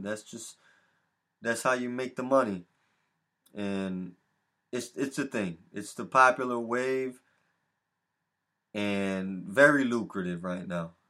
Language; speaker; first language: English; early bilingual, other home language; Spanish